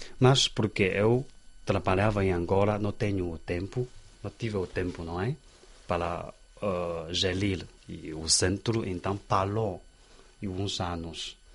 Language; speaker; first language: Portuguese; non-native, learner; Chinese